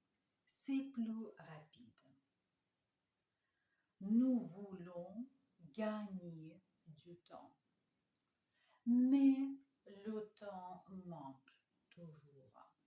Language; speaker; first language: French; non-native, fluent; Russian